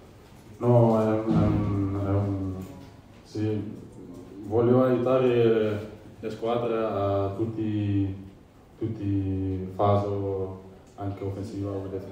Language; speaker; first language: Italian; non-native, learner; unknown